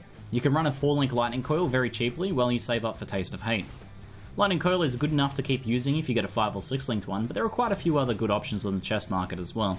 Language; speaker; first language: English; native; English